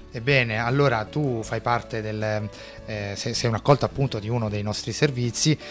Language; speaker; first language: Italian; non-native, fluent; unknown